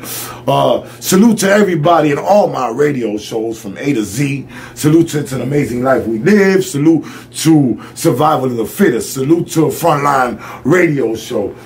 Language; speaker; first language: English; early bilingual, other home language; Spanish